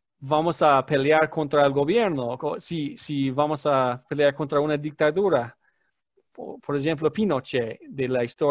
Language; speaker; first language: Portuguese; non-native, learner; English